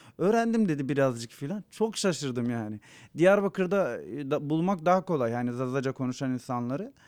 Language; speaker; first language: Turkish; non-native, local second language; Zaza